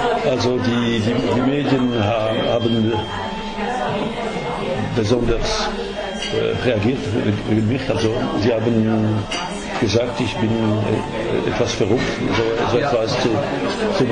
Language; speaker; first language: German; non-native, learner; French